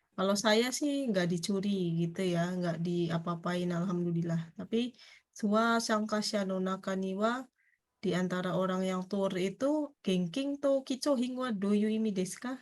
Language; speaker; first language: Indonesian; native; Indonesian